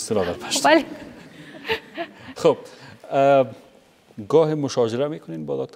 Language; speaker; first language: Persian; native; Persian